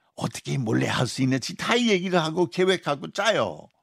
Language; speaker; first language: Korean; non-native, fluent; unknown